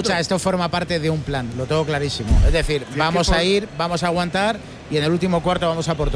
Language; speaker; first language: Spanish; native; Spanish